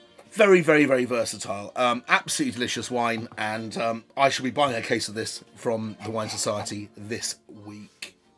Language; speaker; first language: English; native; English